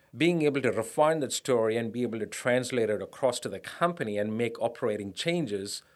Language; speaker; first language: English; non-native, local second language; Tamil